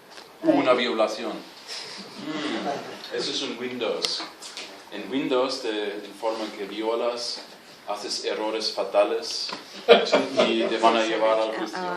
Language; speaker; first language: Spanish; non-native, fluent; German